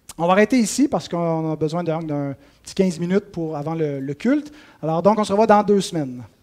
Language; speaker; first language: French; native; French